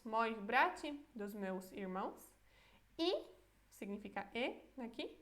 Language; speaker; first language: Portuguese; non-native, fluent; Polish